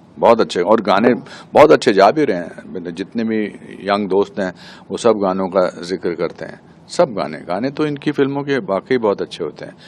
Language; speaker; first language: Hindi; native; Hindi